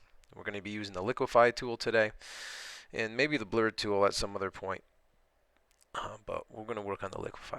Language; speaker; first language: English; native; English